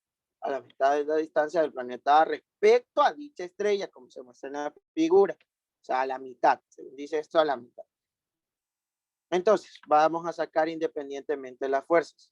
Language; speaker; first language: Spanish; native; Spanish